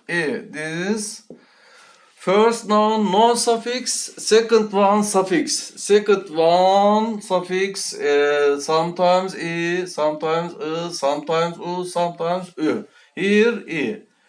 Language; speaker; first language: English; non-native, learner; Turkish